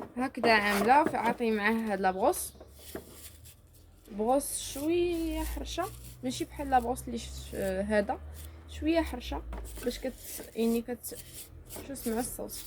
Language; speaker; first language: Arabic; native; Arabic